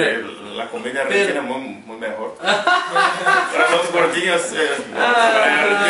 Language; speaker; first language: Spanish; non-native, learner; Portuguese